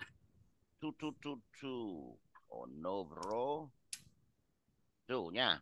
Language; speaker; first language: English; non-native, fluent; Vietnamese